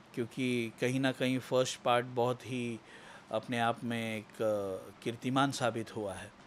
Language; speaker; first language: Hindi; non-native, local second language; Marathi